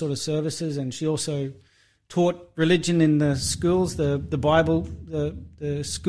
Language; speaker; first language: English; native; English